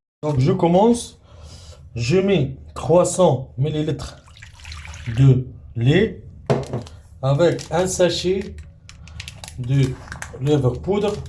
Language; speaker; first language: French; non-native, learner; Arabic